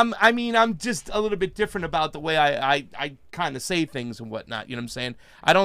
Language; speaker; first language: English; native; English